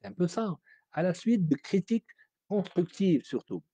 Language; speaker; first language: French; non-native, local second language; Arabic